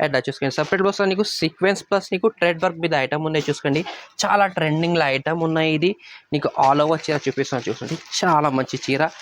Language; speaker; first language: Telugu; non-native, local second language; Urdu